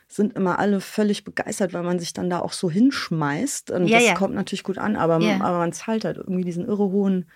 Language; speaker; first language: German; native; German